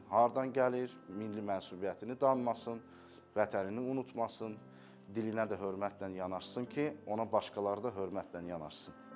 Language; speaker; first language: Azerbaijani; native; Azerbaijani